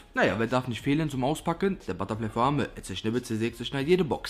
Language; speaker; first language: German; native; German